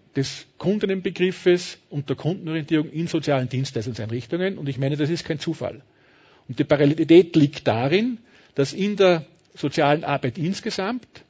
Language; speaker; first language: German; native; German